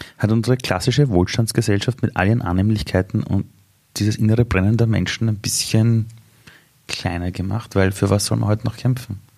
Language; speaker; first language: German; early bilingual, other home language; Persian